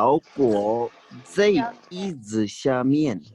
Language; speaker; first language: Chinese; non-native, fluent; Urdu